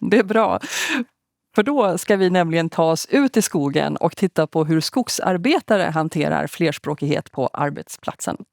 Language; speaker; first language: Swedish; native; Swedish